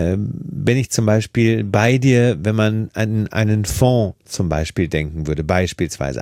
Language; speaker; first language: German; native; German